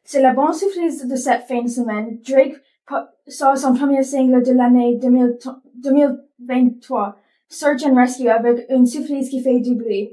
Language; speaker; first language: French; non-native, local second language; English